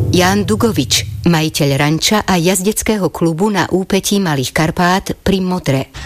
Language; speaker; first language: Slovak; native; Slovak